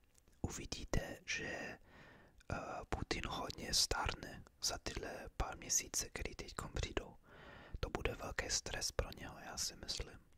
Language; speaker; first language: Czech; early bilingual, heritage; English